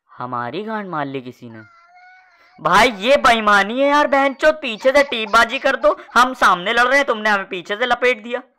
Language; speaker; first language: Hindi; native; Hindi